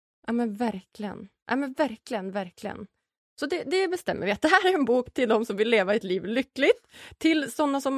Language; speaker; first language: Swedish; native; Swedish